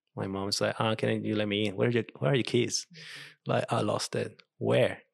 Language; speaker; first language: English; non-native, fluent; Spanish